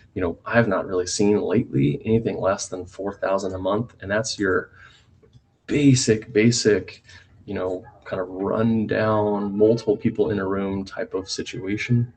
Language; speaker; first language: English; native; English